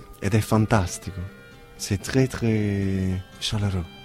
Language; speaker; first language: French; non-native, learner; Italian